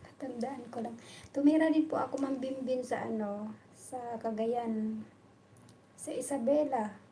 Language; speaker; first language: Filipino; non-native, local second language; Bikol